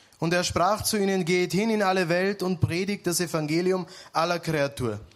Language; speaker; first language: German; early bilingual, other home language; Serbian